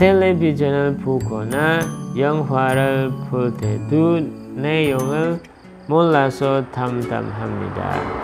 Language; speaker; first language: Korean; non-native, fluent; Indonesian